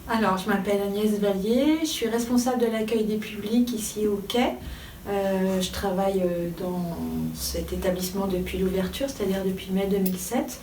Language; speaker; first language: French; native; French